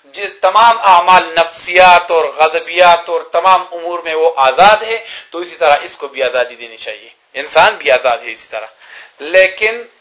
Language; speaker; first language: Urdu; non-native, local second language; Pashto